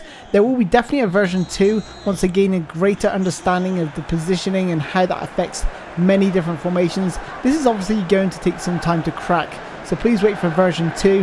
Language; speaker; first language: English; native; English